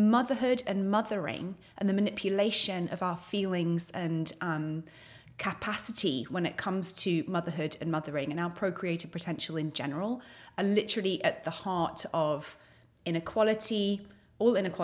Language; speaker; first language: English; native; English